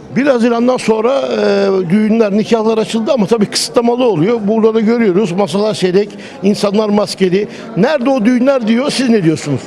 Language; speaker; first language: Turkish; native; Turkish